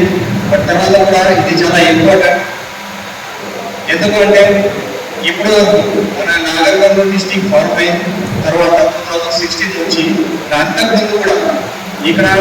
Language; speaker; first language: Telugu; non-native, fluent; Marathi